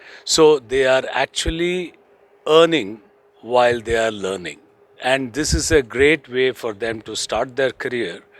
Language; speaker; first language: English; non-native, local second language; Tamil